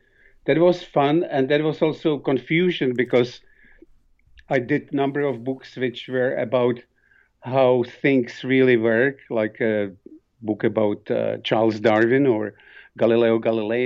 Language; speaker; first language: English; non-native, fluent; Czech